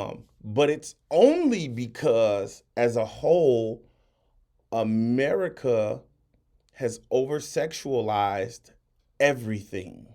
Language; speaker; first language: English; native; English